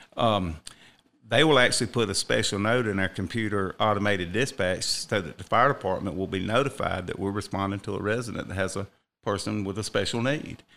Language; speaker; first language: English; native; English